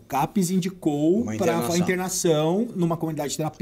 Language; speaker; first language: Portuguese; native; Portuguese